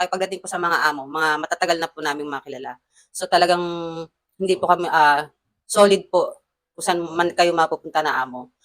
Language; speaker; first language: Filipino; native; Filipino